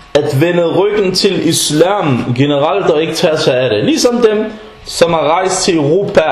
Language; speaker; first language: Danish; early bilingual, other home language; Arabic